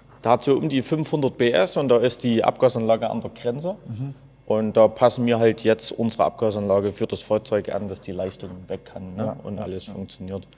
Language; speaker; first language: German; native; German